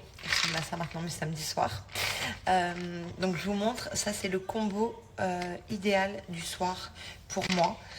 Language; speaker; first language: French; native; French